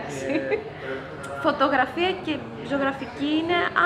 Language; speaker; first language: Greek; native; Greek